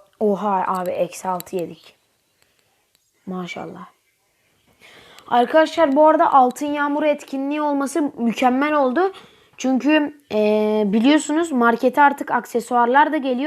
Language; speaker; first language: Turkish; native; Turkish